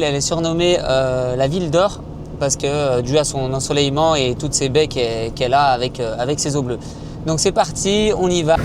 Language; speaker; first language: French; native; French